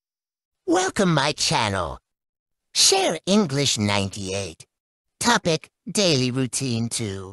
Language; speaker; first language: English; non-native, learner; Vietnamese